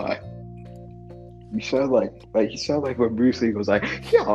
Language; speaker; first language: English; non-native, local second language; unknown